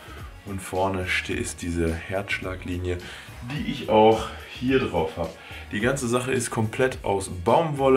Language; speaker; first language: German; native; German